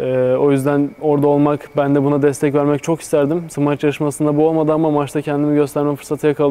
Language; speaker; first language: Turkish; native; Turkish